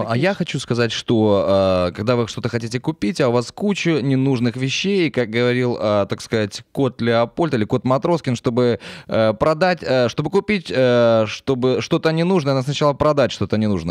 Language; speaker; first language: Russian; native; Russian